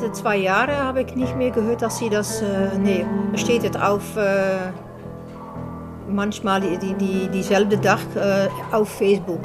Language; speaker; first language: German; non-native, learner; Dutch